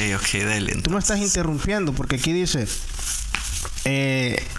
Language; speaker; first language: Spanish; native; Spanish